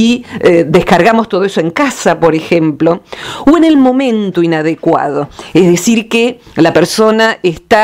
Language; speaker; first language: Spanish; native; Spanish